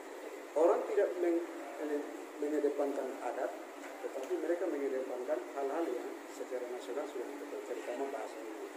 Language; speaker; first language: Indonesian; non-native, local second language; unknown